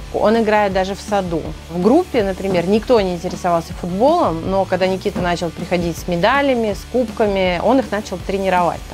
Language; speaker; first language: Russian; native; Russian